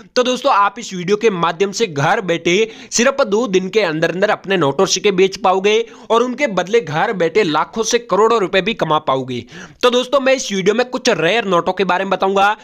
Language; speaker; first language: Hindi; non-native, local second language; Gujarati